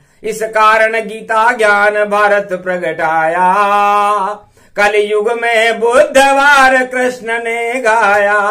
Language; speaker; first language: Hindi; native; Hindi